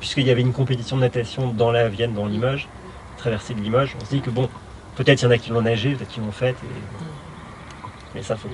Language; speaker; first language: French; native; French